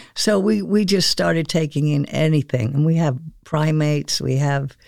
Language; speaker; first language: English; native; English